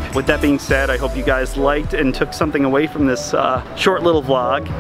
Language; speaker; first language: English; native; English